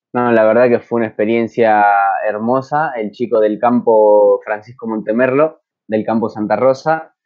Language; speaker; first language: Spanish; native; Spanish